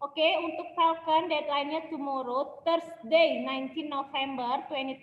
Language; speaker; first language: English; non-native, learner; Indonesian